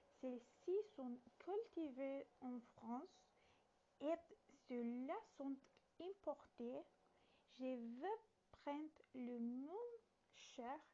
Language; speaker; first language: French; non-native, learner; Italian